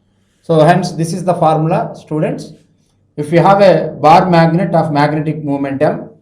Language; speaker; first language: English; non-native, local second language; Telugu